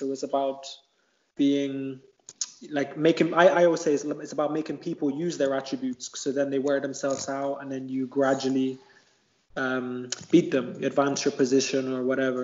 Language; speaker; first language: English; native; English